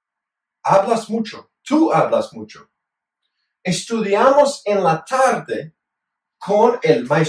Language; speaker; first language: Spanish; non-native, fluent; English